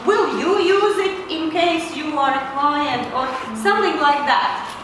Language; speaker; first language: English; non-native, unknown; Latvian